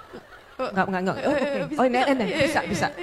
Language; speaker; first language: Indonesian; native; Indonesian